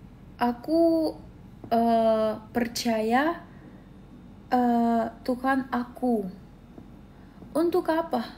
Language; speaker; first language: Indonesian; non-native, learner; Russian